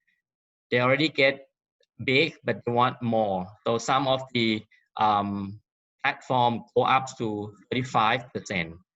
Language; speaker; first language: English; non-native, fluent; Thai